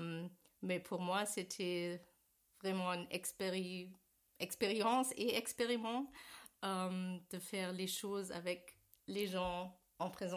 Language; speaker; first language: French; non-native, learner; German